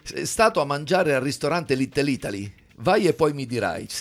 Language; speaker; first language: Italian; native; Italian